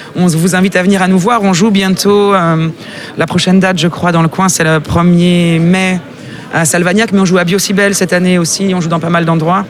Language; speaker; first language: French; non-native, fluent; Russian